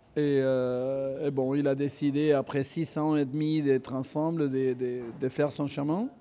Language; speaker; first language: French; non-native, fluent; Spanish